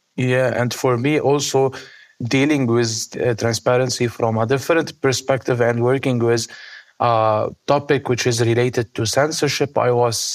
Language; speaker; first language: English; non-native, fluent; Arabic